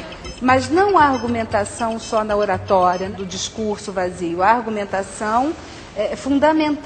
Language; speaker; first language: Portuguese; native; Portuguese